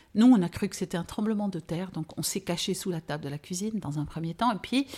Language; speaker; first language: French; native; French